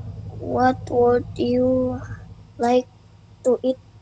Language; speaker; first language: English; non-native, learner; Indonesian